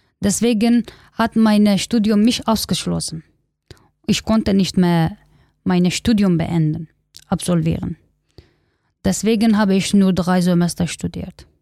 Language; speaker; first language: German; non-native, learner; Kurdish